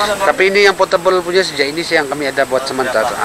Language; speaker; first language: Malay; native; Malay